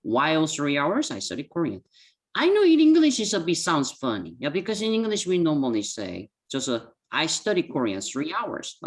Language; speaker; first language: English; non-native, fluent; Korean